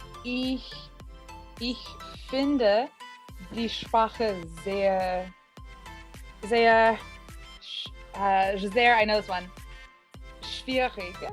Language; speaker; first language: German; non-native, learner; English